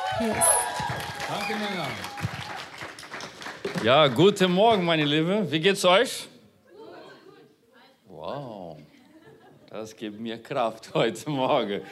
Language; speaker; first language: German; non-native, fluent; Portuguese